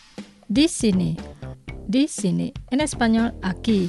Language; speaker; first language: Spanish; non-native, fluent; Indonesian